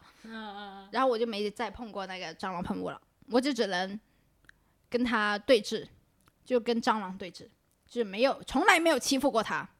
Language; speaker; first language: Chinese; non-native, local second language; Cantonese